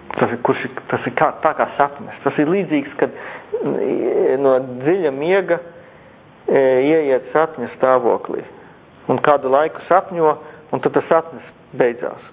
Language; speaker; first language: Latvian; native; Latvian